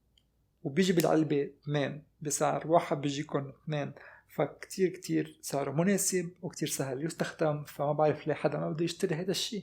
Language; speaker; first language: Arabic; native; Arabic